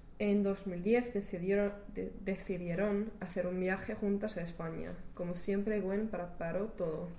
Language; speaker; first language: Spanish; non-native, learner; English